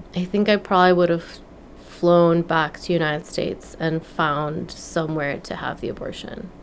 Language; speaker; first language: English; non-native, fluent; Spanish